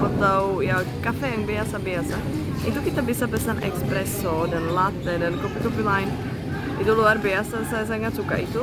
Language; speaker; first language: Indonesian; non-native, fluent; Czech